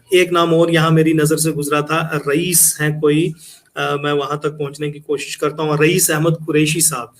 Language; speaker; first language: Urdu; native; Urdu